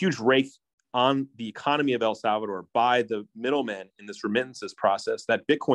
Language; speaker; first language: English; native; English